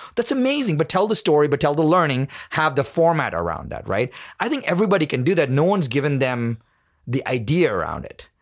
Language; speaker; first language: English; non-native, local second language; Tamil